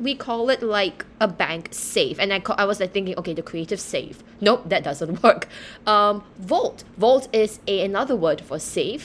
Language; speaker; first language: English; native; English